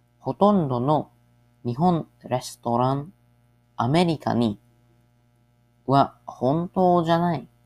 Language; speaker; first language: Japanese; non-native, learner; English